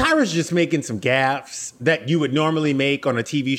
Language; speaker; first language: English; native; English